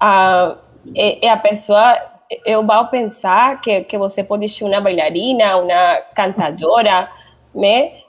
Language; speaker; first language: Portuguese; non-native, learner; Spanish